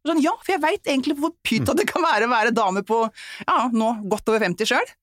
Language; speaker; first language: Norwegian; native; Norwegian